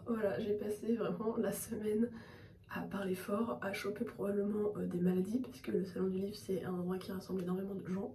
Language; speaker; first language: French; native; French